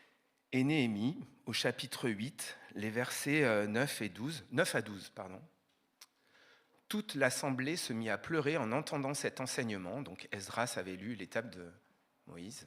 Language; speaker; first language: French; native; French